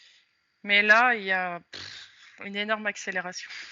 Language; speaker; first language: French; native; French